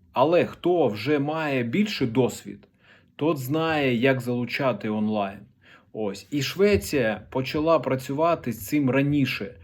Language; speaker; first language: Ukrainian; non-native, local second language; Russian